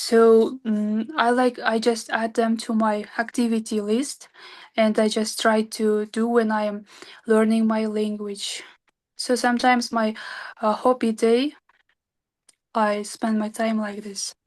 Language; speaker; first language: English; non-native, learner; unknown